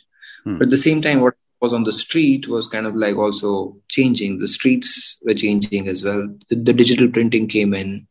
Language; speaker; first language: English; non-native, local second language; Gujarati